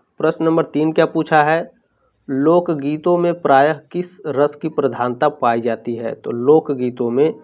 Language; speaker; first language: Hindi; native; Hindi